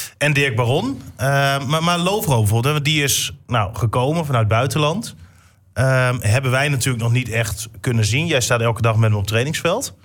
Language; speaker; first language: Dutch; native; Dutch